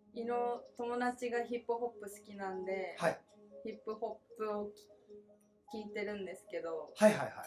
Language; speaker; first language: Japanese; native; Japanese